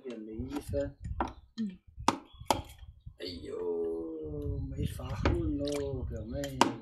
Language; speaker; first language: Chinese; native; Chinese